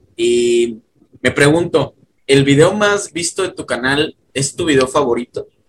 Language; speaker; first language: Spanish; native; Spanish